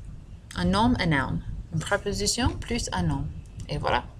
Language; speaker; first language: French; non-native, fluent; English